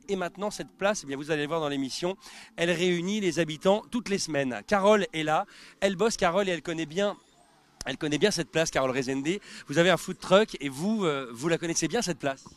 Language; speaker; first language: French; native; French